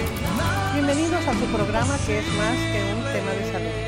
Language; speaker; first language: Spanish; native; Spanish